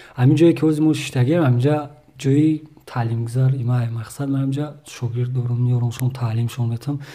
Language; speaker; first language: Tajik; native; Tajik